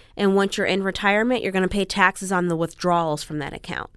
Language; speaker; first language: English; native; English